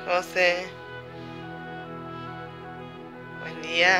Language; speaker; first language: Spanish; native; Spanish